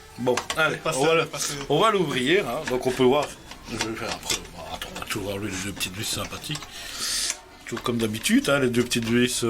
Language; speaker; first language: French; native; French